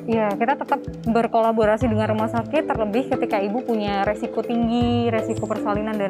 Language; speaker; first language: Indonesian; native; Indonesian